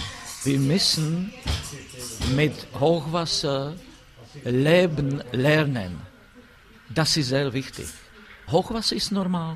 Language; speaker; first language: German; non-native, fluent; Czech